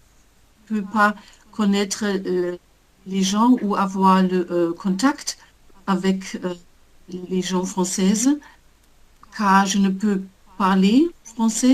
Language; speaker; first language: French; non-native, learner; German